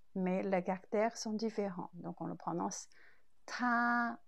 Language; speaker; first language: French; non-native, fluent; Chinese